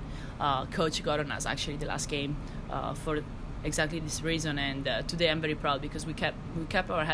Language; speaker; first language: English; non-native, fluent; Italian